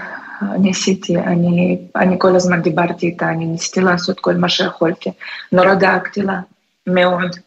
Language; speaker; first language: Hebrew; non-native, fluent; Russian